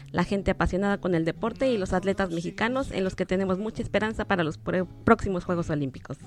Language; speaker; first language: Spanish; native; Spanish